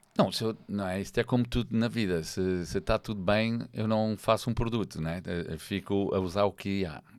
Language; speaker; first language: Portuguese; non-native, fluent; English